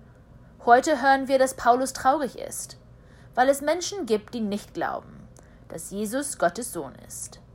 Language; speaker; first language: German; early bilingual, heritage; German